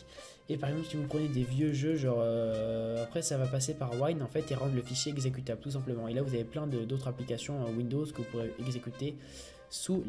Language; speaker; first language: French; native; French